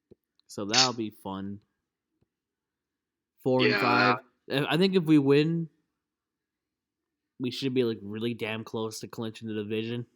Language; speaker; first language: English; native; English